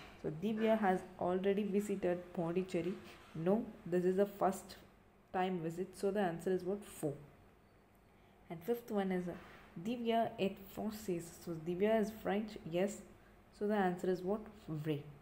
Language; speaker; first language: English; non-native, local second language; Tamil